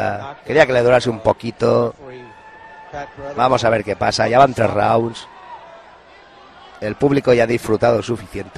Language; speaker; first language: Spanish; native; Spanish